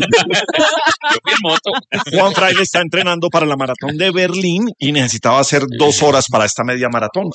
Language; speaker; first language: Spanish; native; Spanish